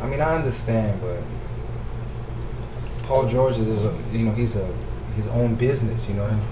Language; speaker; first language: English; native; English